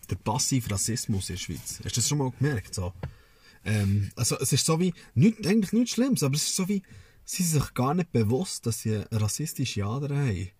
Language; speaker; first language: German; early bilingual, other home language; Serbian